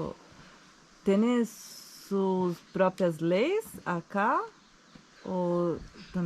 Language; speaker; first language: Spanish; non-native, learner; Portuguese